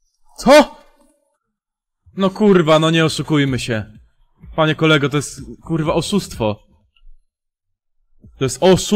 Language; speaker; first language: Polish; native; Polish